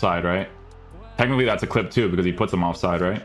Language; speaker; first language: English; native; English